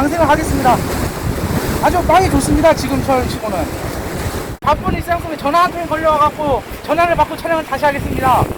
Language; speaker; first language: Korean; native; Korean